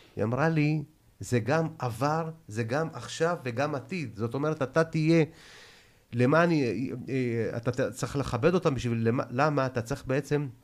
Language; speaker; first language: Hebrew; early bilingual, other home language; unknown